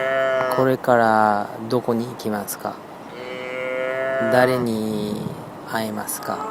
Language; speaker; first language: Japanese; non-native, fluent; French